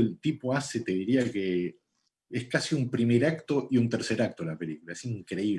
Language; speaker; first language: Spanish; native; Spanish